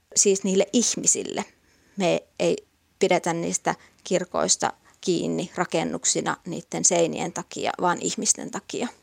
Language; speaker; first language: Finnish; native; Finnish